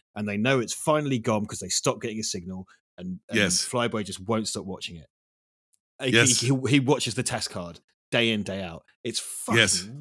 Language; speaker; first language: English; native; English